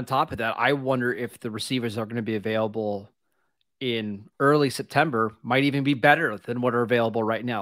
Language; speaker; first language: English; native; English